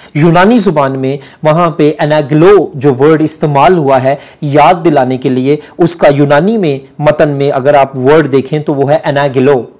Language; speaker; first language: Urdu; non-native, local second language; Punjabi